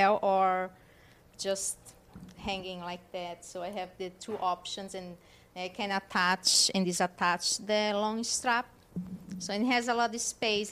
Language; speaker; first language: English; non-native, fluent; German